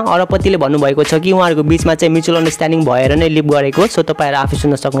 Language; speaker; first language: Nepali; native; Nepali